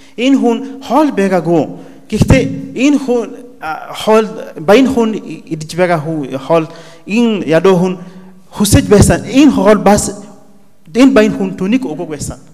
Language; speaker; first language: Mongolian; non-native, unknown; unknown